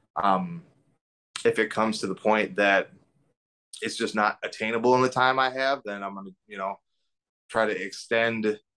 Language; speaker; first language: English; native; English